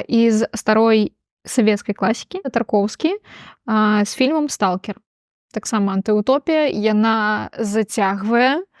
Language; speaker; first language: Belarusian; non-native, local second language; Russian